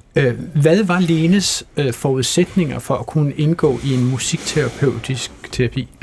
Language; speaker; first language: Danish; native; Danish